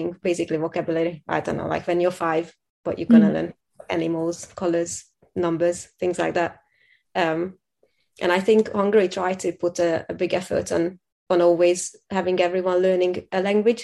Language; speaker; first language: English; non-native, fluent; Hungarian